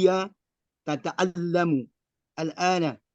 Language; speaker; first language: Arabic; non-native, learner; Indonesian